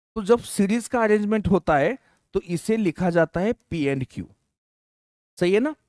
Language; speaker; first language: Hindi; non-native, local second language; Marathi